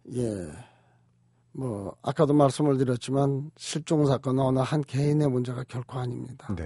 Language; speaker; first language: Korean; native; Korean